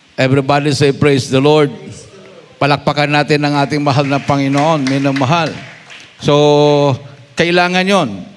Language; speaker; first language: Filipino; non-native, local second language; Cebuano